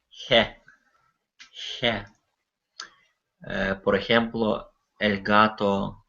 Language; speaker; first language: Spanish; non-native, learner; Russian